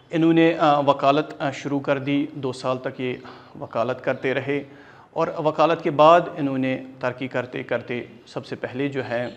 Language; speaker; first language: Urdu; non-native, local second language; Kashmiri